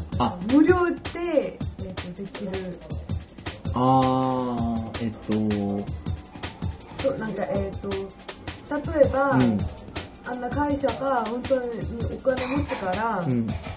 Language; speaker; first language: Japanese; non-native, fluent; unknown